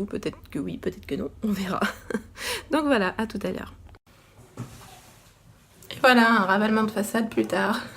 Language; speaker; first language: French; native; French